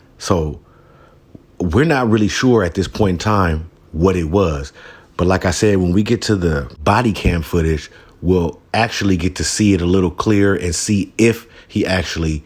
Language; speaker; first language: English; native; English